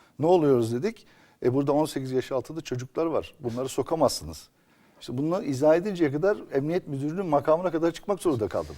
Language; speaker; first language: Turkish; native; Turkish